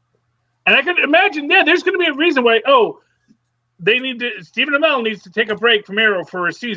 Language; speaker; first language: English; native; English